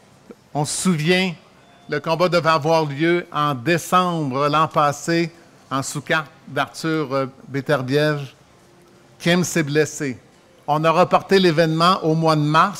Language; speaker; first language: French; native; French